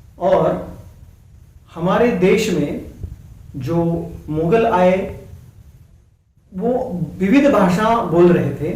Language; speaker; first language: Hindi; non-native, local second language; Konkani